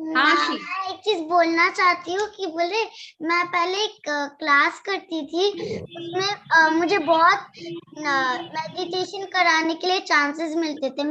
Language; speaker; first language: Hindi; native; Hindi